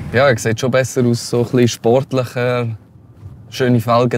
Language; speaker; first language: German; native; German